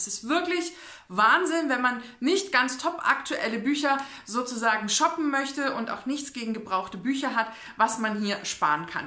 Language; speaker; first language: German; native; German